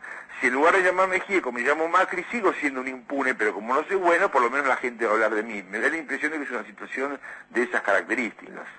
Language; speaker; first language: Spanish; native; Spanish